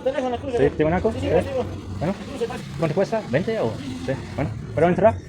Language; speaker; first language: Spanish; non-native, learner; English